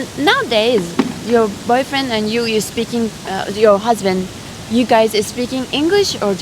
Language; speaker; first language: English; non-native, fluent; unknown